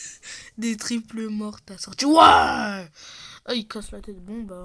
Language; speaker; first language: French; native; French